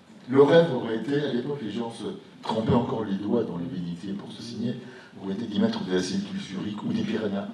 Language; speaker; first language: French; native; French